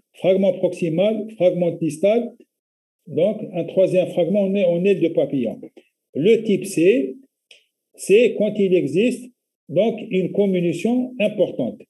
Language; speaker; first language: French; non-native, local second language; Arabic